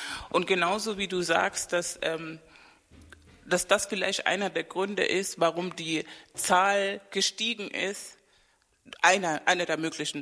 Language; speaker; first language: German; non-native, fluent; Spanish